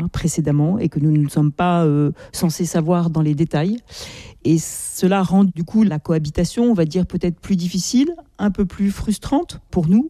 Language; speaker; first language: French; native; French